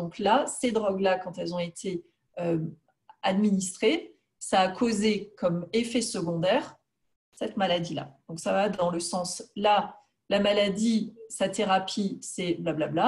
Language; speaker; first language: French; native; French